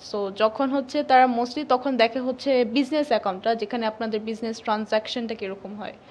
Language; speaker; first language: Bangla; early bilingual, heritage; Bangla